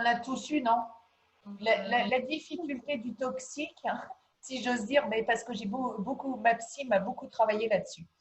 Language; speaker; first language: French; native; French